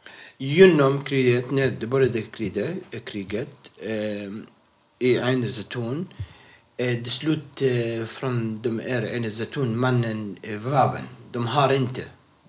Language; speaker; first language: Swedish; non-native, local second language; Arabic